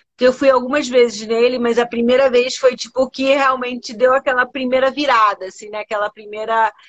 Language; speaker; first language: Portuguese; early bilingual, other home language; Spanish